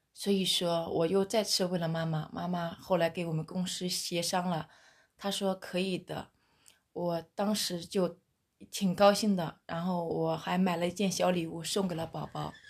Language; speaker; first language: Chinese; native; Chinese